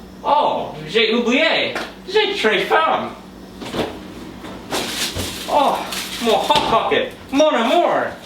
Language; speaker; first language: French; non-native, learner; English